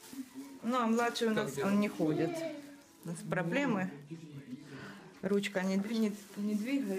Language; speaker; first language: Russian; native; Russian